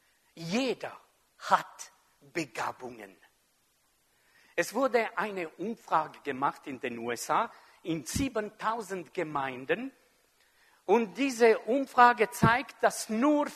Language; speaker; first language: German; non-native, fluent; French